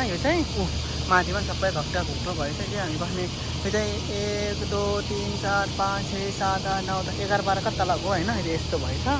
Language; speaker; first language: Nepali; native; Nepali